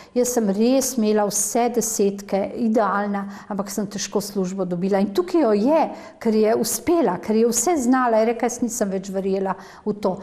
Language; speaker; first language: Slovenian; native; Slovenian